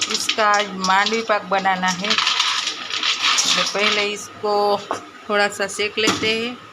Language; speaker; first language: Hindi; non-native, local second language; Gujarati